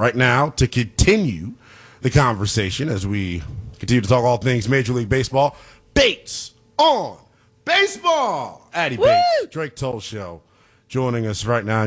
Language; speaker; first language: English; native; English